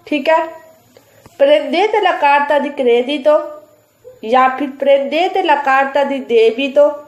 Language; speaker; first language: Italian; non-native, fluent; Urdu